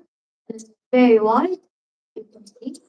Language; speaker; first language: English; non-native, learner; Arabic